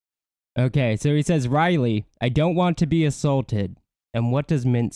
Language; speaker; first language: English; native; English